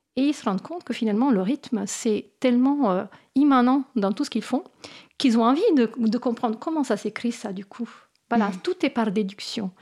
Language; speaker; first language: French; non-native, fluent; Italian